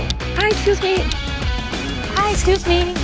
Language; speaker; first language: English; non-native, fluent; Chinese